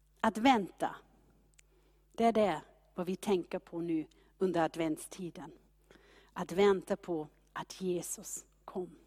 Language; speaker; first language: Swedish; non-native, fluent; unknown